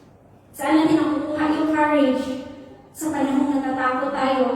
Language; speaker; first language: Filipino; native; Filipino